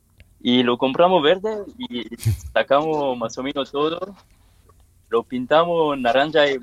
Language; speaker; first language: Spanish; non-native, learner; French